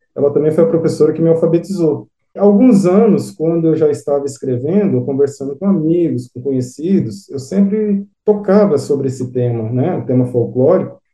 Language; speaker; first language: Portuguese; native; Portuguese